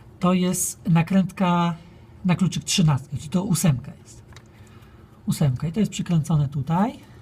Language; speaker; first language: Polish; native; Polish